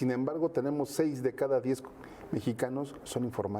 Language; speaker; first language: Spanish; native; Spanish